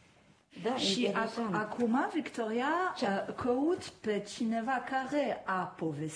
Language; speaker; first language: Romanian; non-native, learner; French